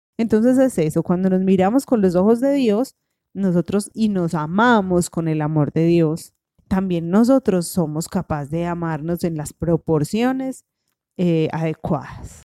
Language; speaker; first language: Spanish; native; Spanish